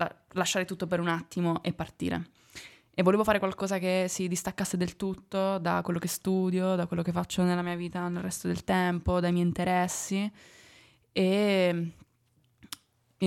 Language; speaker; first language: Italian; native; Italian